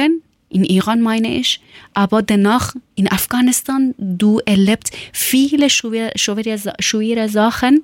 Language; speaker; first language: German; non-native, learner; Persian